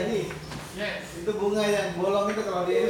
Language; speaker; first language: Indonesian; native; Indonesian